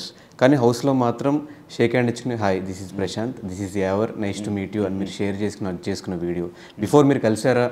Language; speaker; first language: Telugu; native; Telugu